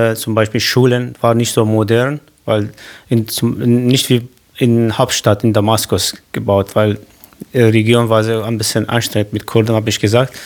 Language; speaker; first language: German; non-native, learner; Kurdish